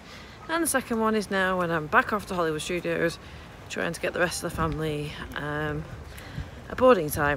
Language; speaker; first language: English; native; English